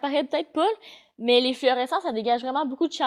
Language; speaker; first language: French; native; French